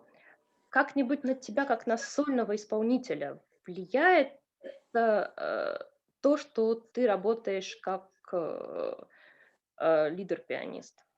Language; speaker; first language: Russian; native; Russian